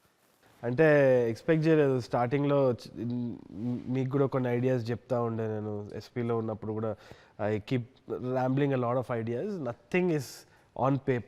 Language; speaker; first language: Telugu; native; Telugu